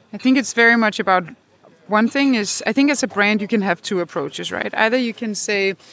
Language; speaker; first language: English; non-native, fluent; Danish